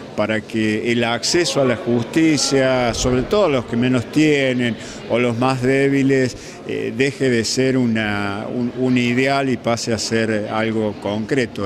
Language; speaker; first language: Spanish; native; Spanish